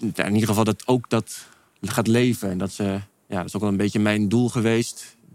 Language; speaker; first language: Dutch; native; Dutch